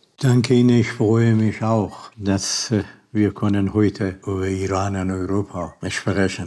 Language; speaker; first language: German; non-native, learner; Persian